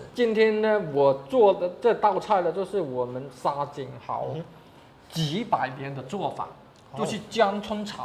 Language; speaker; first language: Chinese; non-native, local second language; Cantonese